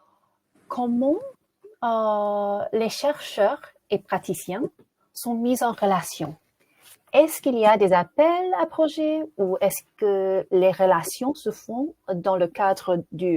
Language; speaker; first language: French; non-native, fluent; English